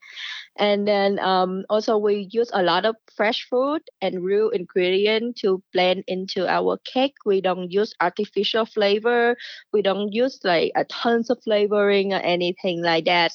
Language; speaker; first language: English; non-native, fluent; Vietnamese